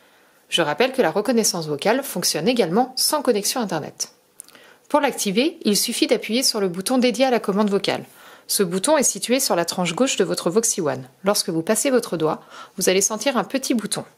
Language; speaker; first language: French; native; French